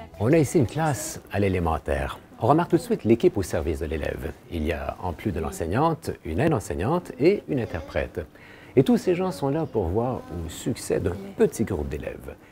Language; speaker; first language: French; native; French